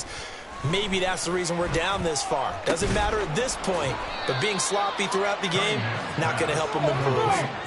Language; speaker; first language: English; native; English